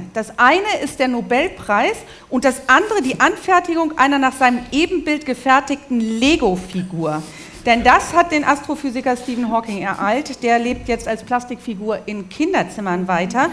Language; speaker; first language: German; native; German